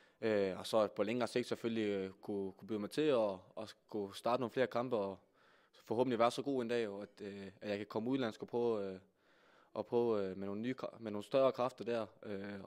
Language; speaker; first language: Danish; native; Danish